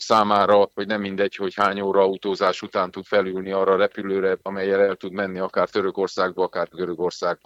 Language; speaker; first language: Hungarian; native; Hungarian